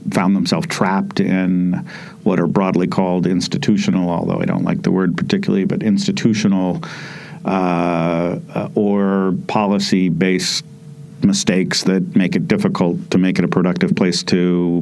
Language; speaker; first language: English; native; English